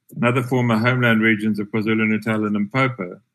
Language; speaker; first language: English; native; English